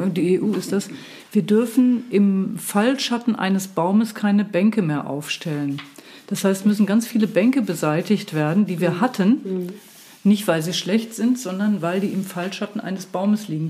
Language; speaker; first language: German; native; German